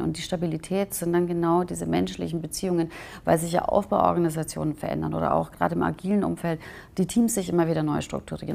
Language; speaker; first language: German; native; German